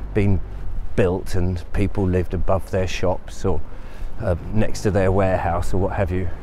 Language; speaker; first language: English; native; English